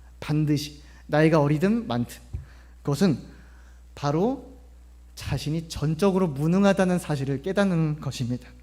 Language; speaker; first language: Korean; native; Korean